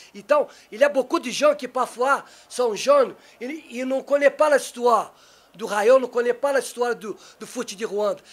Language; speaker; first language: French; non-native, learner; Portuguese